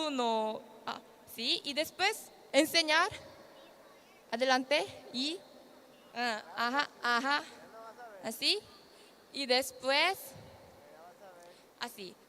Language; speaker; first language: Spanish; non-native, learner; Korean